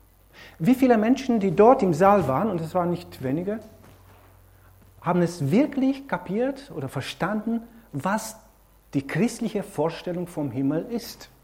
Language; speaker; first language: German; non-native, fluent; Romanian